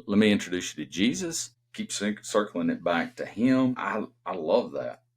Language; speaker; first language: English; native; English